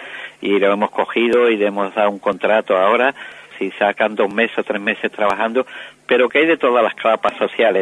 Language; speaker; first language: Spanish; native; Spanish